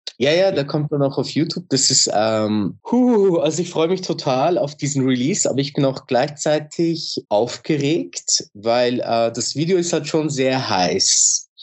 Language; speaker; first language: German; early bilingual, other home language; Turkish